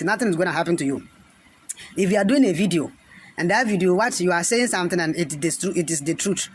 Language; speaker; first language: English; non-native, local second language; Akan